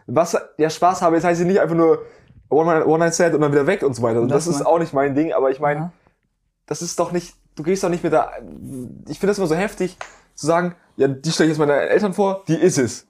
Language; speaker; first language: German; native; German